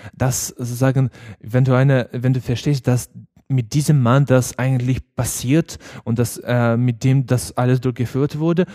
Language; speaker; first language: German; non-native, learner; Ukrainian